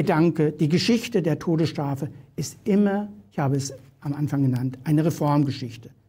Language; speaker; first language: German; native; German